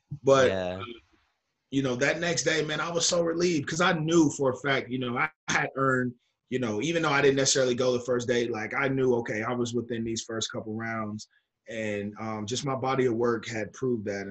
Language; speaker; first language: English; native; English